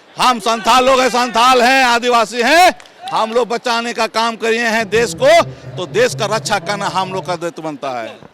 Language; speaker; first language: Hindi; non-native, local second language; Santali